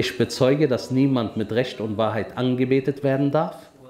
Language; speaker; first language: German; native; German